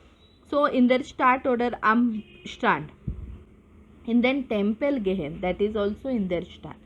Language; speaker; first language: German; non-native, fluent; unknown